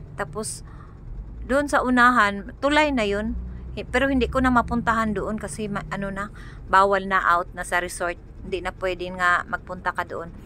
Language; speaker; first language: Filipino; non-native, local second language; Cebuano